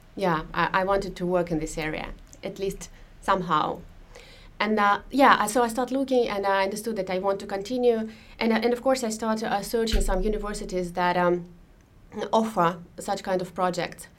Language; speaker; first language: English; non-native, fluent; Russian